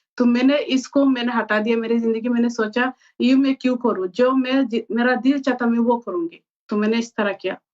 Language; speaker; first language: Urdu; non-native, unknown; Bangla